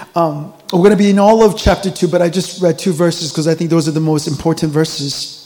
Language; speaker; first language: English; early bilingual, other home language; Korean